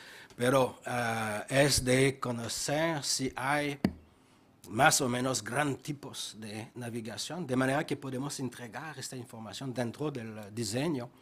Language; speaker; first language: Spanish; non-native, fluent; French